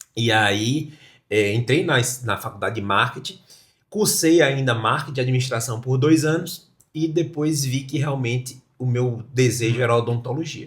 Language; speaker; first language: Portuguese; native; Portuguese